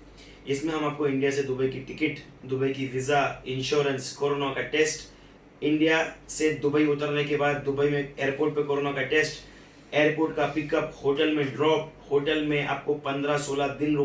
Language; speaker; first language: Hindi; native; Hindi